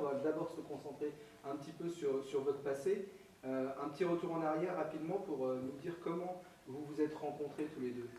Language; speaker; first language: French; native; French